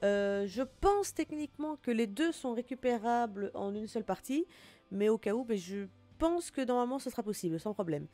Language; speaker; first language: French; native; French